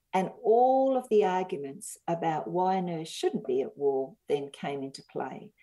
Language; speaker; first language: English; native; English